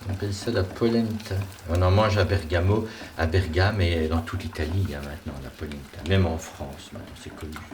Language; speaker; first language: French; native; French